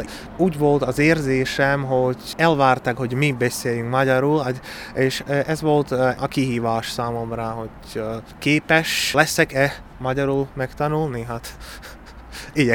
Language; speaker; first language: Hungarian; non-native, learner; Slovak